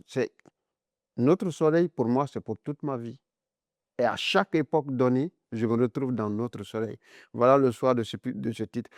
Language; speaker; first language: French; non-native, local second language; Mandingo